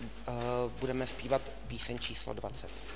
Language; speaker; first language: Czech; native; Czech